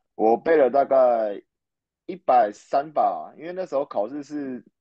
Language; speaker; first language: Chinese; native; Chinese